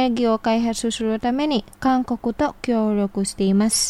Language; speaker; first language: Japanese; non-native, fluent; Indonesian